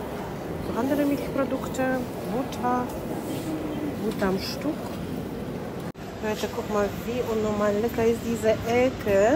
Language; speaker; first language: German; non-native, fluent; Latvian